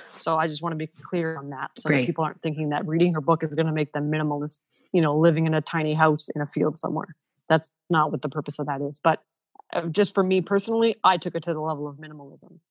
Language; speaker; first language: English; non-native, fluent; Ukrainian